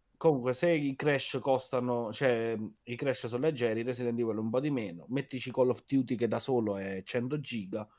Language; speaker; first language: Italian; native; Italian